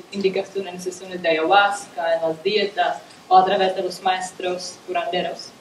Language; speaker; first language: Spanish; non-native, fluent; Czech